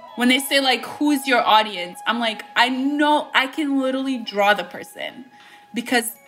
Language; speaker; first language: English; early bilingual, other home language; Bosnian